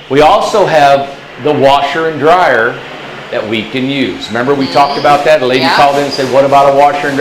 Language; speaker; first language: English; native; English